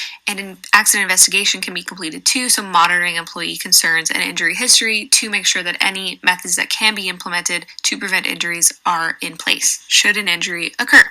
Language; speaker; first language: English; native; English